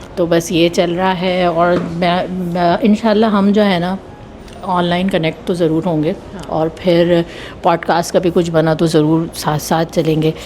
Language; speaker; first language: Urdu; native; Urdu